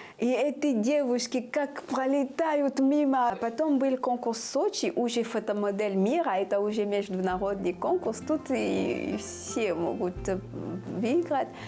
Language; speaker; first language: Russian; non-native, fluent; French